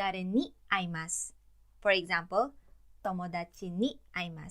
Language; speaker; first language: Japanese; non-native, learner; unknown